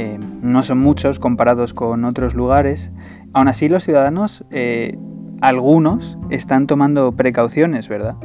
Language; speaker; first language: Spanish; native; Spanish